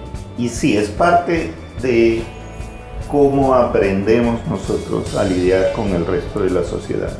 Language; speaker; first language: Spanish; native; Spanish